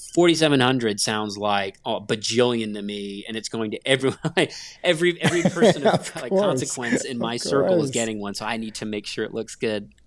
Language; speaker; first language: English; native; English